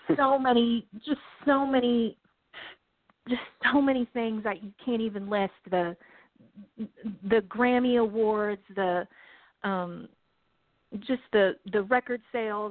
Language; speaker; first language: English; native; English